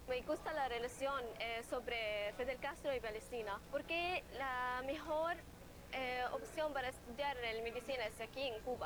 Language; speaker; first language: Spanish; non-native, learner; Arabic